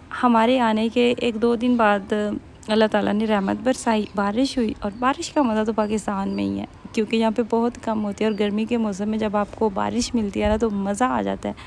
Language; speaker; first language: Urdu; native; Urdu